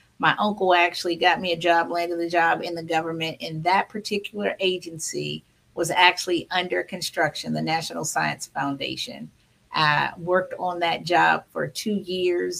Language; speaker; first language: English; native; English